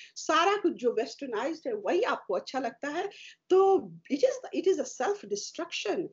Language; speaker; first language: Hindi; native; Hindi